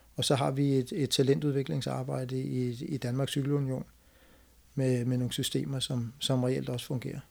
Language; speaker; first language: Danish; native; Danish